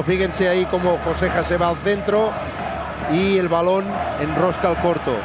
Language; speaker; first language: Spanish; native; Spanish